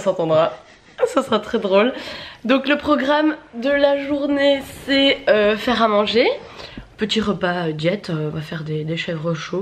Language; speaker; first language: French; native; French